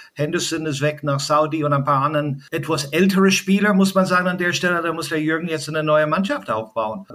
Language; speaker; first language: German; non-native, fluent; English